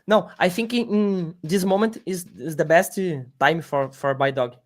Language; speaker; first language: English; non-native, learner; Portuguese